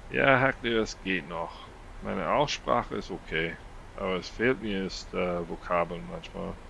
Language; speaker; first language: German; non-native, fluent; English